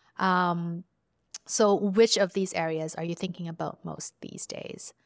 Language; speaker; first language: English; early bilingual, other home language; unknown